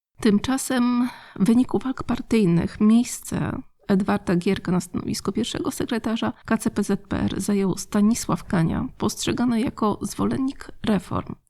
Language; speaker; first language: Polish; native; Polish